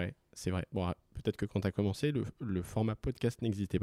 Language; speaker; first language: French; native; French